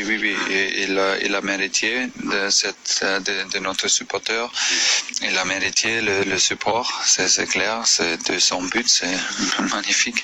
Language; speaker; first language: French; non-native, fluent; German